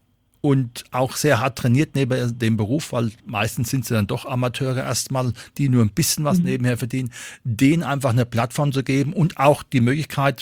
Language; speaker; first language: German; native; German